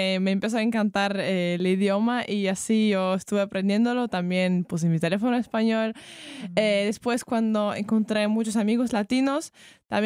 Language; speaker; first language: Spanish; non-native, fluent; Ukrainian